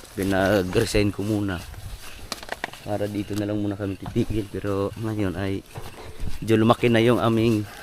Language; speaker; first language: Filipino; non-native, local second language; Cebuano